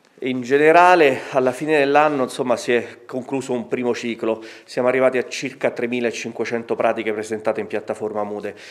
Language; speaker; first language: Italian; native; Italian